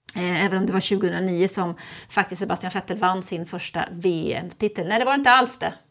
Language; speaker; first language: Swedish; early bilingual, other home language; German